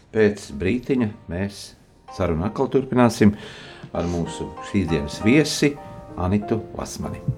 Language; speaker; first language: Latvian; native; Latvian